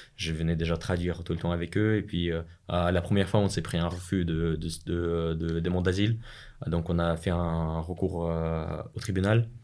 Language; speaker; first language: French; non-native, fluent; Russian